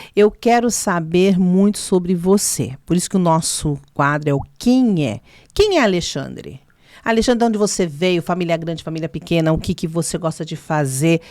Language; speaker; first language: Portuguese; native; Portuguese